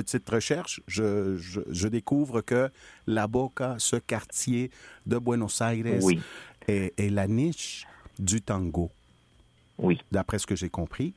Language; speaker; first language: French; non-native, fluent; Spanish